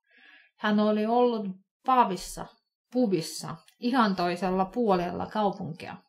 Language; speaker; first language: Finnish; non-native, fluent; Russian